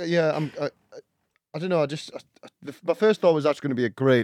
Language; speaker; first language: English; native; English